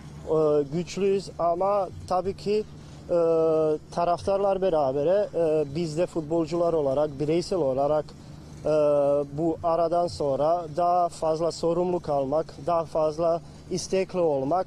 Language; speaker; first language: Turkish; non-native, learner; Bosnian